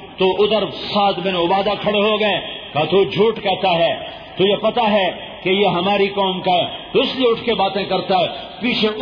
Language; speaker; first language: Urdu; non-native, local second language; Punjabi